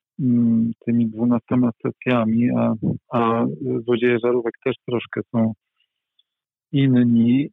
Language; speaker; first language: Polish; native; Polish